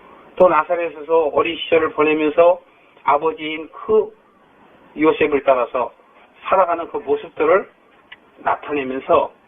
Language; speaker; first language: Korean; native; Korean